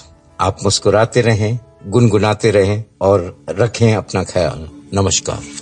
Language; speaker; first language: Hindi; native; Hindi